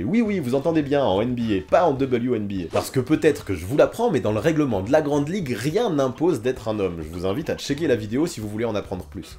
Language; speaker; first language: French; native; French